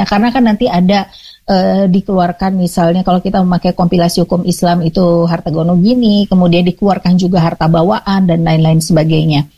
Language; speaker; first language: Indonesian; native; Indonesian